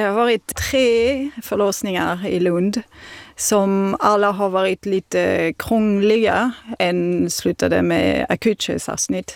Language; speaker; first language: Swedish; non-native, fluent; French